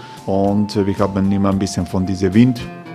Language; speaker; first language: German; non-native, learner; Croatian